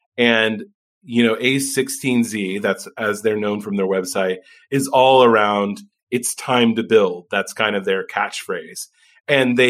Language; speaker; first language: English; native; English